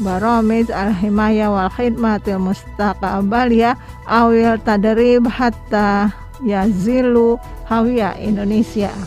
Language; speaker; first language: Arabic; non-native, fluent; Indonesian